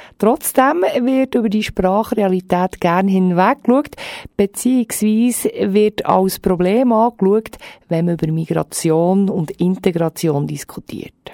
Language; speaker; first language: German; native; German